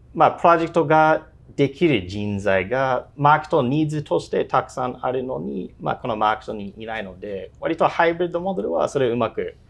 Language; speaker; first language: Japanese; non-native, fluent; English